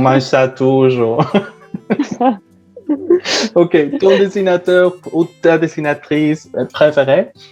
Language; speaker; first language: French; non-native, fluent; Spanish